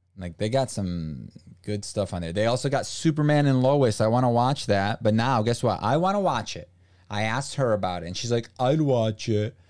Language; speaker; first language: English; non-native, fluent; Portuguese